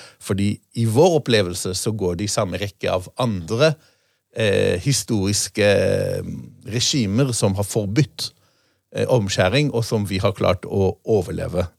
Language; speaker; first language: Norwegian; non-native, fluent; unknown